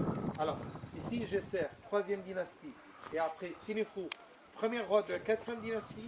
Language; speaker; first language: French; non-native, fluent; Arabic